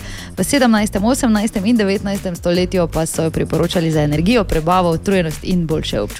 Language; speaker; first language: Slovenian; native; Slovenian